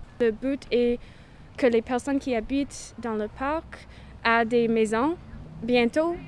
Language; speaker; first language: French; non-native, local second language; English